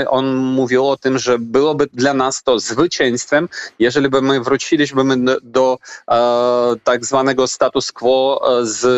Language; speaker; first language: Polish; non-native, fluent; Ukrainian